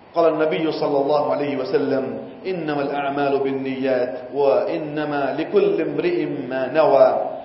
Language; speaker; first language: Arabic; non-native, fluent; Gujarati